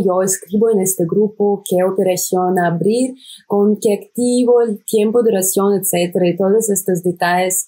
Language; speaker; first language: Spanish; non-native, fluent; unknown